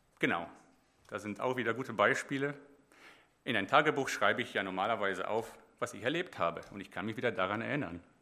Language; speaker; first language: German; native; German